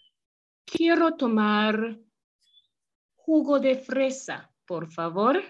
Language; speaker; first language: Spanish; non-native, fluent; English